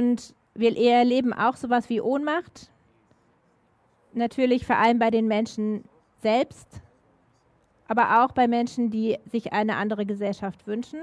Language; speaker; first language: German; native; German